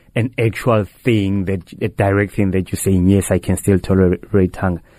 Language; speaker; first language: English; non-native, local second language; Tswana